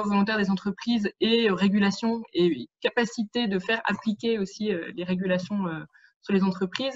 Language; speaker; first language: French; native; French